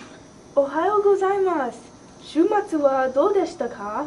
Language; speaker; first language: Japanese; non-native, learner; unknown